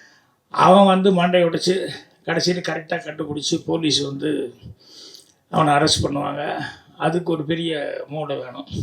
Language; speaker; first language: Tamil; native; Tamil